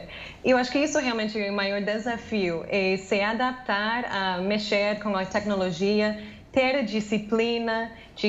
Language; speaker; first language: Portuguese; non-native, fluent; English